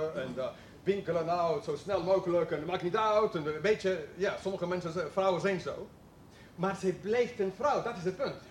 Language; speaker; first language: Dutch; non-native, fluent; English